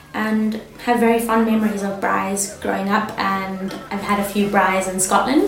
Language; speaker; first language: English; native; English